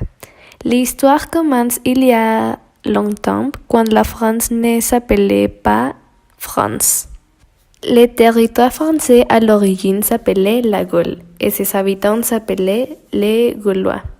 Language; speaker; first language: French; non-native, learner; Spanish